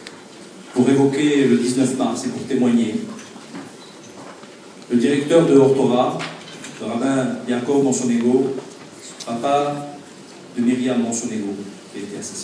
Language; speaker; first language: French; native; French